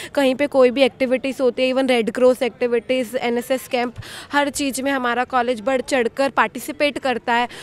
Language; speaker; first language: Hindi; native; Hindi